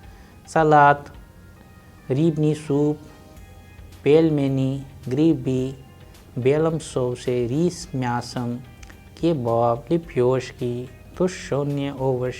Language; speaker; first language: Russian; non-native, fluent; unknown